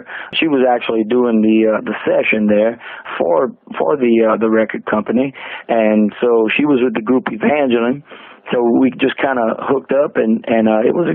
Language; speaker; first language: English; native; English